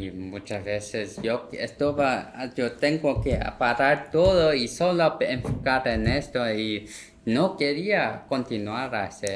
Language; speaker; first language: Spanish; non-native, learner; Korean